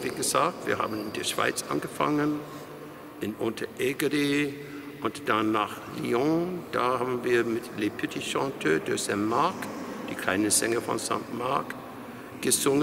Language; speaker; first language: German; non-native, fluent; English